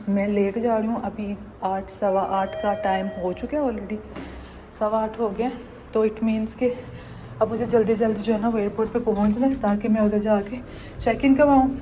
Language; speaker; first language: Urdu; native; Urdu